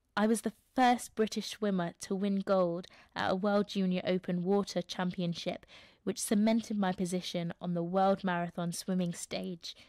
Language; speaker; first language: English; native; English